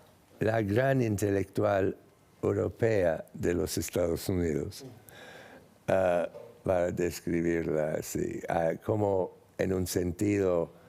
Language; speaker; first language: Spanish; non-native, fluent; English